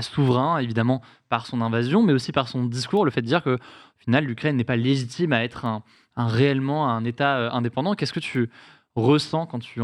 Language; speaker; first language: French; native; French